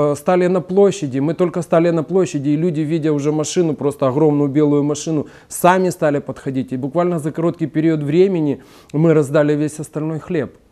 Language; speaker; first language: Russian; native; Russian